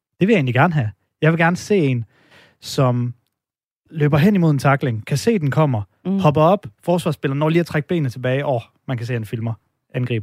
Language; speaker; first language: Danish; native; Danish